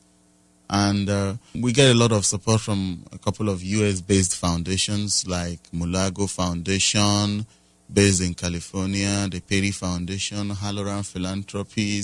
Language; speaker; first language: English; non-native, local second language; Igbo